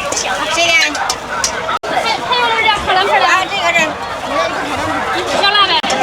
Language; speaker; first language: Chinese; native; Chinese